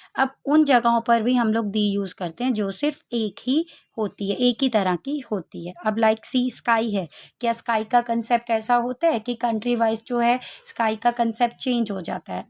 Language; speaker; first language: Hindi; native; Hindi